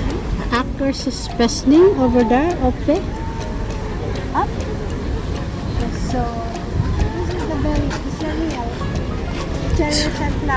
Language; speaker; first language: English; non-native, learner; Filipino